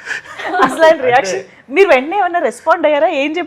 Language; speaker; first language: Telugu; native; Telugu